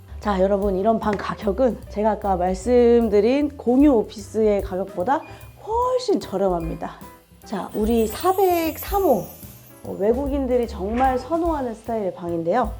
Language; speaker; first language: Korean; native; Korean